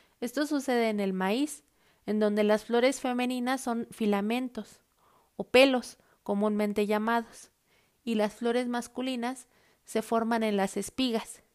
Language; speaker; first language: Spanish; native; Spanish